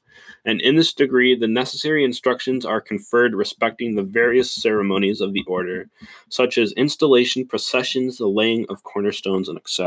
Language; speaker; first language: English; native; English